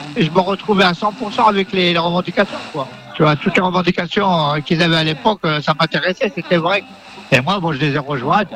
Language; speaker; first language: French; native; French